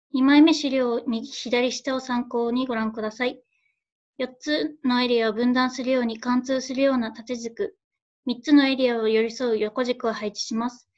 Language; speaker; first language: Japanese; native; Japanese